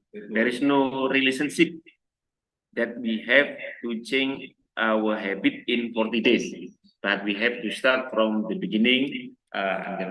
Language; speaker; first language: English; non-native, learner; Indonesian